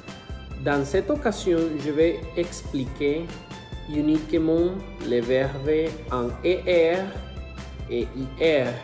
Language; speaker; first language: French; non-native, fluent; Spanish